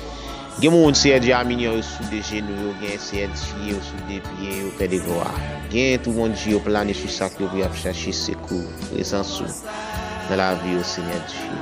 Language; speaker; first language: French; non-native, local second language; Haitian Creole